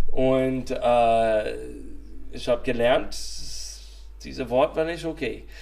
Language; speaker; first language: German; non-native, fluent; English